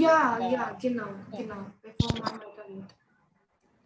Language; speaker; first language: German; non-native, learner; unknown